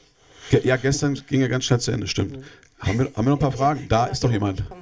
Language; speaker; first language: German; native; German